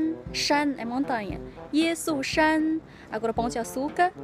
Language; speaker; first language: Portuguese; non-native, fluent; Chinese